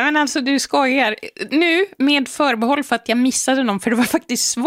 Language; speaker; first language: Swedish; native; Swedish